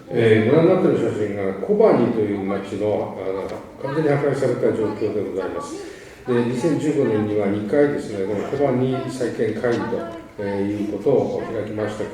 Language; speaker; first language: Japanese; native; Japanese